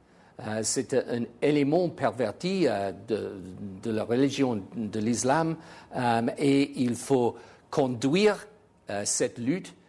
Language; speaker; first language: French; non-native, fluent; English